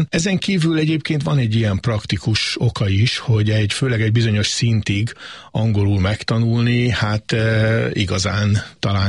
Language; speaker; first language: Hungarian; native; Hungarian